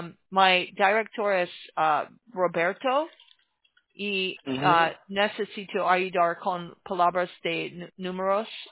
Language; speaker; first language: Spanish; non-native, learner; English